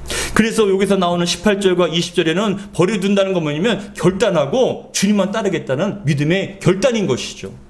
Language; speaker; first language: Korean; native; Korean